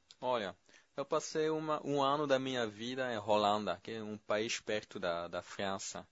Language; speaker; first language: Portuguese; non-native, fluent; French